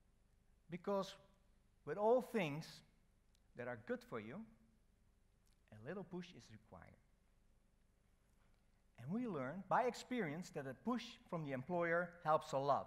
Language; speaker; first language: English; non-native, fluent; Dutch